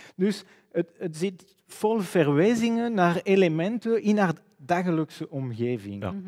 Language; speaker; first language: Dutch; non-native, fluent; French